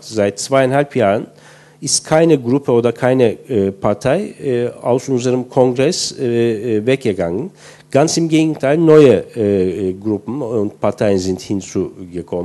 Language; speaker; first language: German; non-native, fluent; Turkish